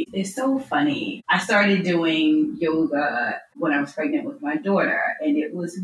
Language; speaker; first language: English; native; English